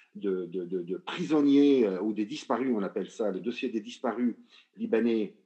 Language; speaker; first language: French; non-native, local second language; Arabic